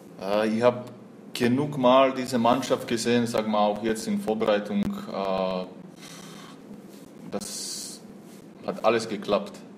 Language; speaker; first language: German; non-native, fluent; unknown